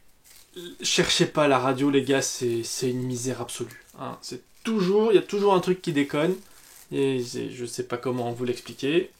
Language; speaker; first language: French; native; French